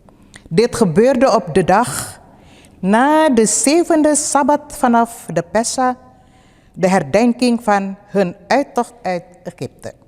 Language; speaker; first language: Dutch; early bilingual, other home language; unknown